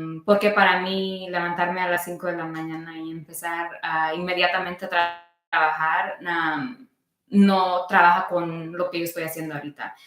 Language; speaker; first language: Spanish; early bilingual, heritage; Spanish